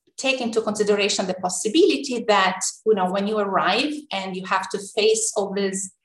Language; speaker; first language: English; non-native, fluent; Italian